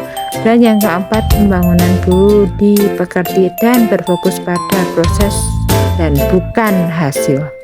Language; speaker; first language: Indonesian; native; Indonesian